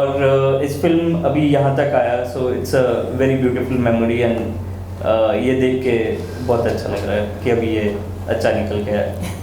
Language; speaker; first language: Hindi; native; Hindi